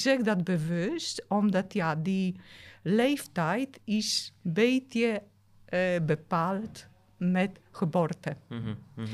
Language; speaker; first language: Dutch; non-native, fluent; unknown